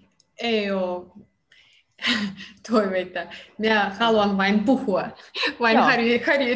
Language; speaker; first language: Finnish; non-native, learner; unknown